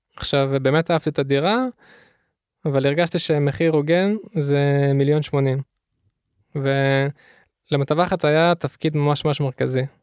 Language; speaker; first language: Hebrew; early bilingual, other home language; Russian